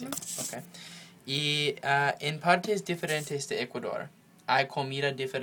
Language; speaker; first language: Spanish; non-native, learner; English